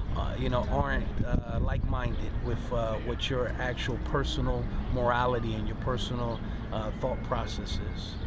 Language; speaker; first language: English; native; English